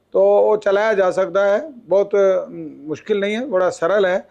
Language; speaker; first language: Hindi; non-native, local second language; Punjabi